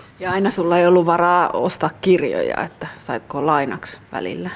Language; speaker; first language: Finnish; native; Finnish